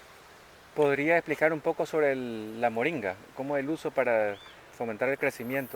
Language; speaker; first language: Spanish; native; Spanish